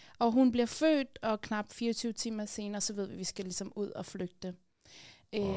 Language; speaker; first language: Danish; early bilingual, other home language; Persian